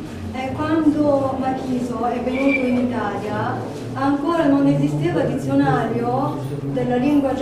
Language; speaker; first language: Italian; non-native, learner; Japanese